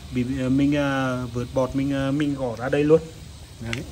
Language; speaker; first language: Vietnamese; native; Vietnamese